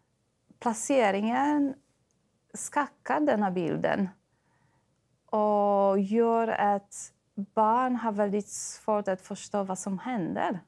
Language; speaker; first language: Swedish; non-native, fluent; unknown